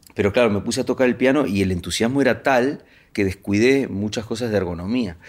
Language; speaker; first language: Spanish; native; Spanish